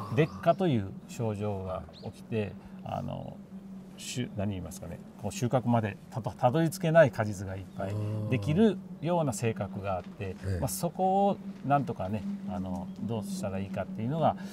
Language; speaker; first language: Japanese; native; Japanese